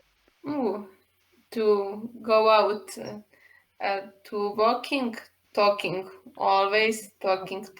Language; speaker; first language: English; non-native, learner; Serbian